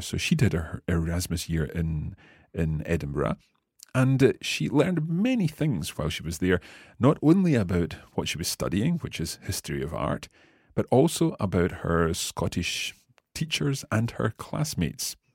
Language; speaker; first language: English; native; English